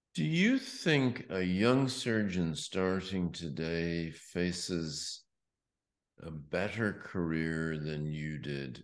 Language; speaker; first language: English; native; English